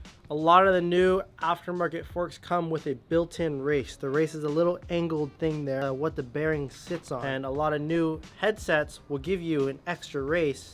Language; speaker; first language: English; native; English